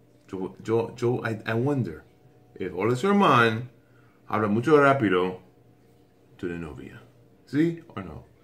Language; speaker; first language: Spanish; non-native, learner; English